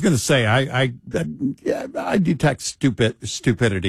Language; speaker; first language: English; native; English